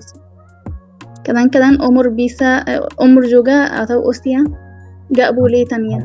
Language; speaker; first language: Indonesian; non-native, learner; Arabic